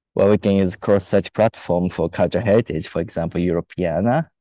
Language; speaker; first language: English; non-native, fluent; Japanese